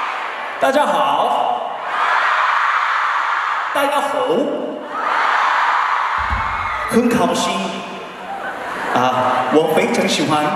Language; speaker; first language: Chinese; non-native, learner; Korean